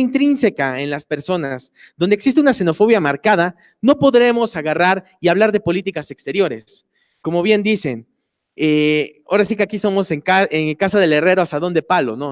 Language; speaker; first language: Spanish; native; Spanish